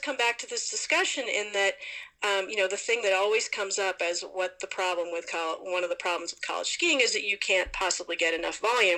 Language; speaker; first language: English; native; English